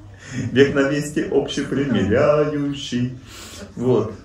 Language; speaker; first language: Russian; native; Russian